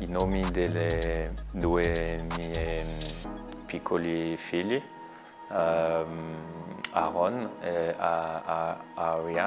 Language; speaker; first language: Italian; non-native, learner; French